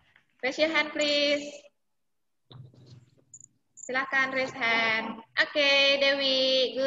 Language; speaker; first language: English; non-native, fluent; Indonesian